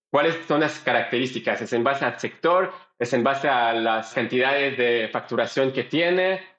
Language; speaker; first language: Spanish; non-native, fluent; French